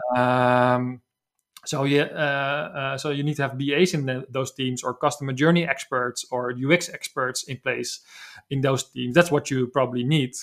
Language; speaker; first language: English; non-native, fluent; Dutch